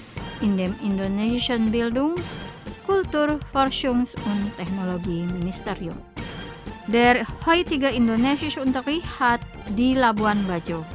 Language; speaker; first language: German; non-native, fluent; Indonesian